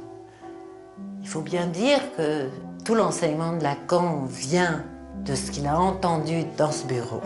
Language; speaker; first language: French; native; French